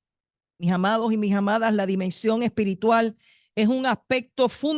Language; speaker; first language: Spanish; native; Spanish